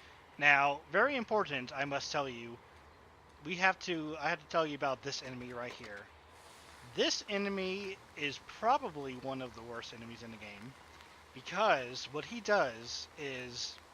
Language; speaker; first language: English; native; English